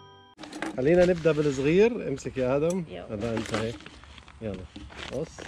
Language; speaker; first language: Arabic; native; Arabic